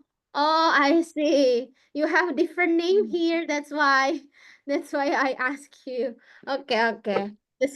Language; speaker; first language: English; non-native, local second language; Indonesian